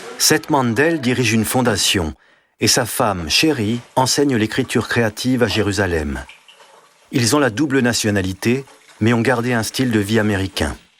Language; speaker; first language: French; native; French